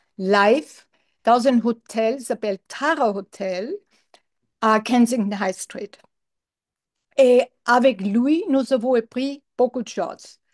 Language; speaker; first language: French; non-native, learner; English